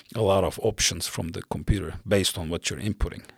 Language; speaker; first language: English; non-native, fluent; Turkish